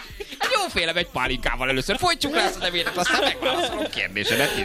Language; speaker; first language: Hungarian; native; Hungarian